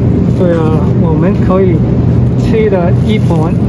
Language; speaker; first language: Chinese; non-native, learner; English